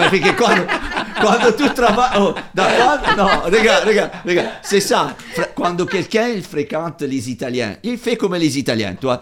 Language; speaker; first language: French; non-native, fluent; Italian